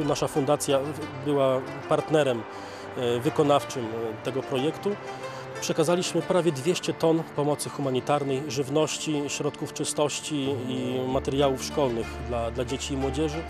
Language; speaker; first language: Polish; native; Polish